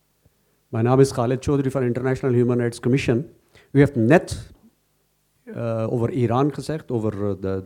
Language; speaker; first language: Dutch; non-native, learner; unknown